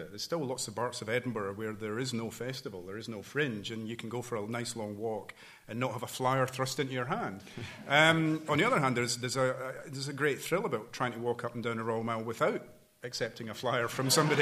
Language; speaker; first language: English; native; English